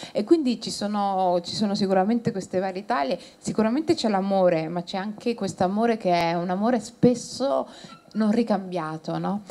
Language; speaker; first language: Italian; early bilingual, other home language; Somali